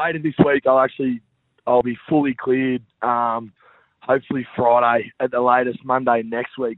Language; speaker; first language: English; native; English